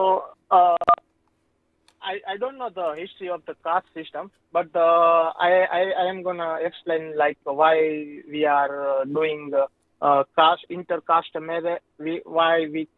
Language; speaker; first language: English; non-native, local second language; Gujarati